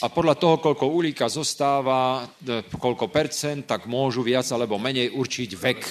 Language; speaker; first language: Slovak; native; Slovak